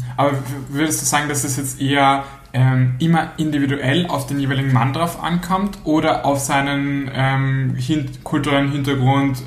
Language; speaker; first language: German; native; German